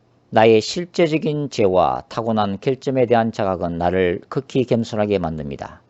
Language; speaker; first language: Korean; native; Korean